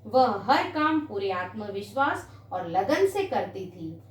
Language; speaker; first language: Hindi; non-native, local second language; Gujarati